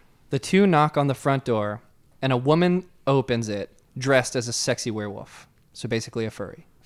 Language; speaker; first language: English; native; English